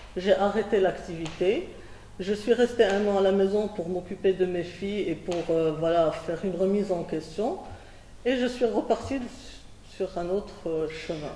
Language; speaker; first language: French; non-native, local second language; Arabic